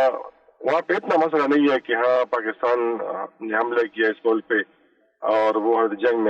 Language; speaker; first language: Hindi; non-native, local second language; Pashto